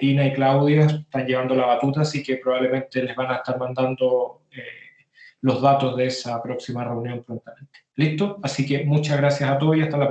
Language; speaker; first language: Spanish; native; Spanish